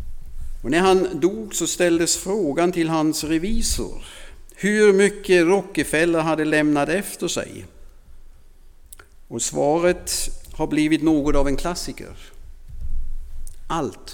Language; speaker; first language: Swedish; non-native, fluent; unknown